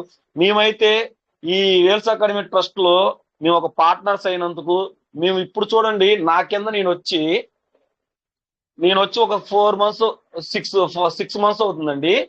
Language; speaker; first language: Telugu; native; Telugu